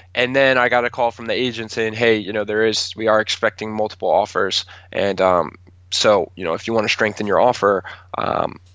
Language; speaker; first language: English; native; English